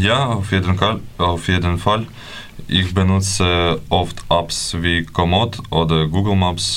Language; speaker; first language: German; non-native, learner; Ukrainian